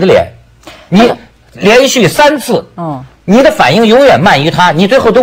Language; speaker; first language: Chinese; native; Chinese